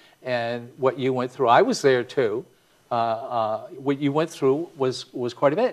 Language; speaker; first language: English; native; English